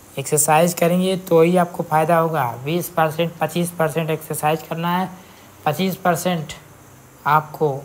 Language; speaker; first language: Hindi; native; Hindi